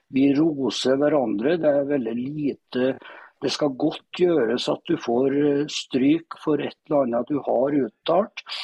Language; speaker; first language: Norwegian; native; Norwegian